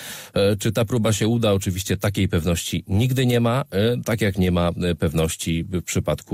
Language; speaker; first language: Polish; native; Polish